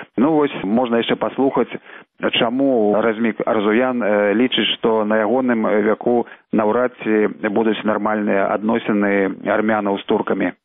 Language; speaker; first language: Belarusian; native; Belarusian